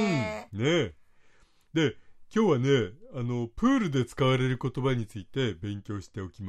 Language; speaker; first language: Japanese; native; Japanese